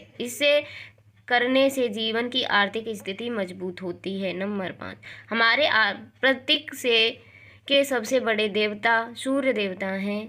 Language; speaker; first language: Hindi; native; Hindi